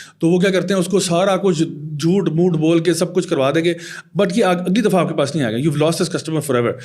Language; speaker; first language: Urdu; native; Urdu